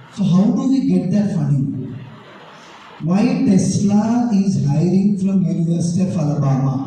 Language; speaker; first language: English; non-native, local second language; Telugu